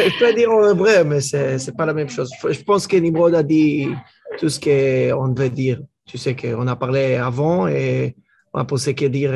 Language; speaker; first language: French; early bilingual, heritage; Hebrew